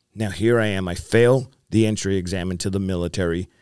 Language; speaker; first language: English; native; English